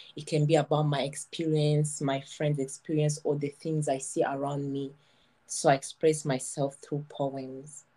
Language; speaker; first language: English; non-native, local second language; Kinyarwanda